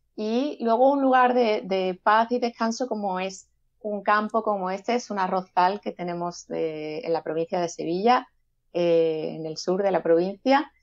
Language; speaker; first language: Spanish; native; Spanish